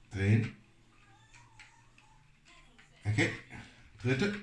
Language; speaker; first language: German; non-native, fluent; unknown